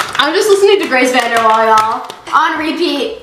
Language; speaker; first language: English; native; English